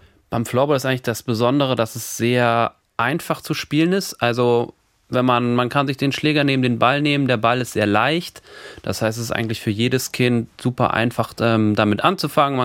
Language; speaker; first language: German; native; German